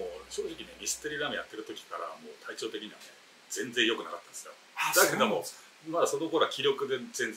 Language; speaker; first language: Japanese; native; Japanese